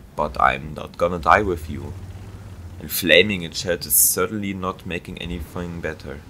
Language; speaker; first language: English; non-native, fluent; German